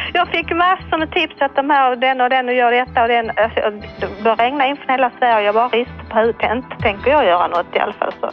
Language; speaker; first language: Swedish; native; Swedish